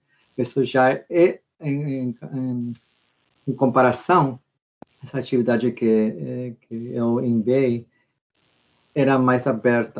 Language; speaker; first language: Portuguese; non-native, fluent; Spanish